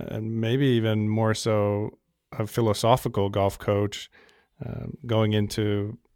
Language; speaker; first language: English; non-native, fluent; Swedish